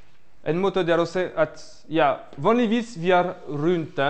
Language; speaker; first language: Norwegian; non-native, fluent; French